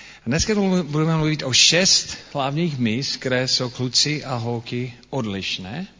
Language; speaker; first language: Czech; non-native, fluent; English